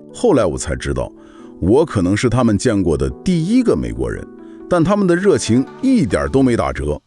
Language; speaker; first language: Chinese; non-native, fluent; English